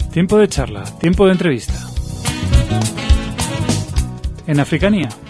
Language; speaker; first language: Spanish; native; Spanish